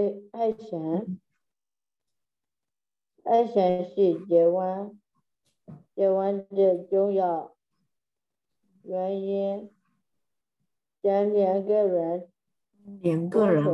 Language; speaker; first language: Chinese; non-native, learner; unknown